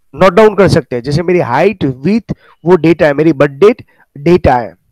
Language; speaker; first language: Hindi; native; Hindi